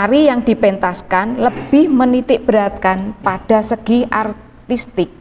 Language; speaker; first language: Malay; native; Malay